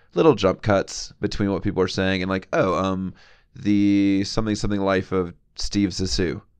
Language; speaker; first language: English; native; English